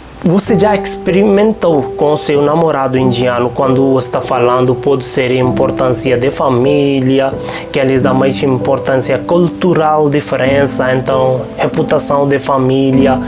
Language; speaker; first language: Portuguese; non-native, local second language; Hindi